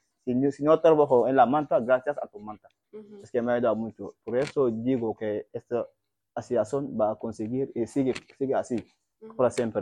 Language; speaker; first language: Spanish; non-native, learner; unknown